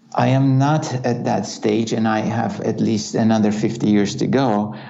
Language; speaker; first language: English; non-native, fluent; Turkish